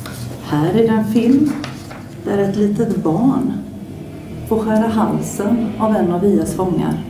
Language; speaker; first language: Swedish; native; Swedish